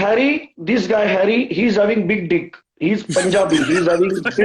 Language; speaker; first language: English; non-native, local second language; Hindi